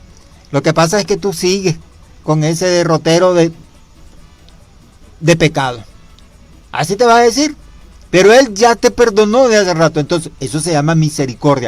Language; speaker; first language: Spanish; native; Spanish